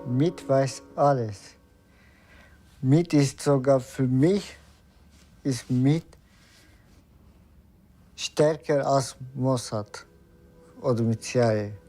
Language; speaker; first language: German; non-native, learner; Turkish